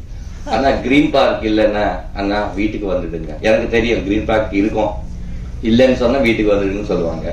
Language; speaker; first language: Tamil; non-native, learner; Telugu